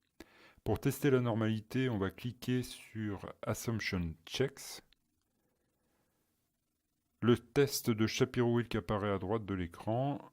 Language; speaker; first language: French; native; French